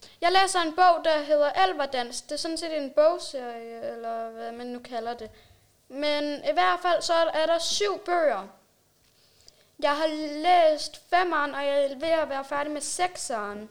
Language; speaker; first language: Danish; native; Danish